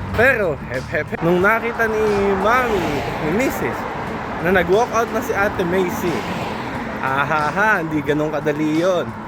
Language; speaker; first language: Filipino; native; Filipino